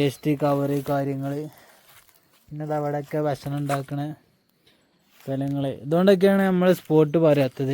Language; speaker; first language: Malayalam; native; Malayalam